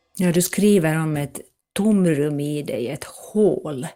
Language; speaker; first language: Swedish; native; Swedish